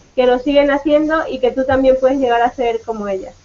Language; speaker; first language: Spanish; native; Spanish